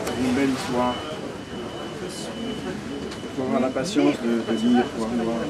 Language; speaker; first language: French; non-native, fluent; Romanian